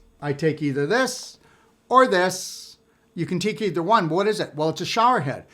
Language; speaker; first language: English; native; English